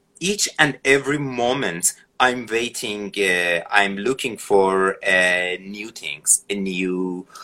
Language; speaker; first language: English; non-native, fluent; Persian